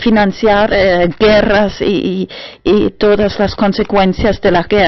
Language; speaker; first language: Spanish; non-native, learner; German